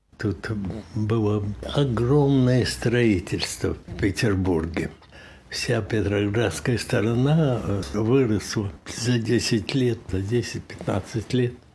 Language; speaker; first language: Russian; native; Russian